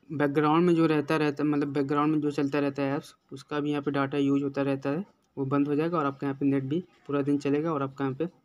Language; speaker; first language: Hindi; native; Hindi